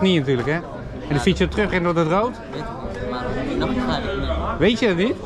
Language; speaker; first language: Dutch; native; Dutch